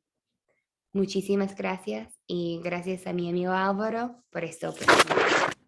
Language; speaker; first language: Spanish; non-native, fluent; English